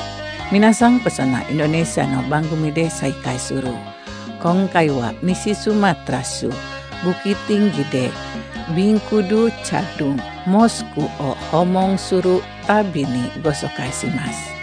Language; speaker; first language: Japanese; non-native, fluent; Indonesian